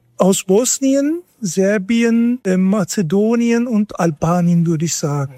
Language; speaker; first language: German; non-native, fluent; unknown